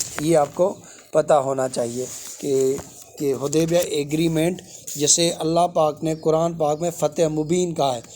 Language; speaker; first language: Urdu; non-native, local second language; Sindhi